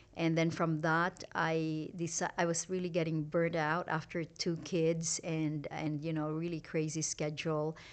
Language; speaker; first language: English; non-native, local second language; Hiligaynon